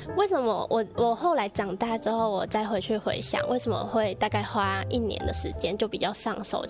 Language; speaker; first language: Chinese; early bilingual, other home language; Vietnamese